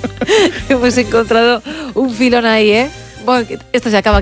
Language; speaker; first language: Spanish; native; Spanish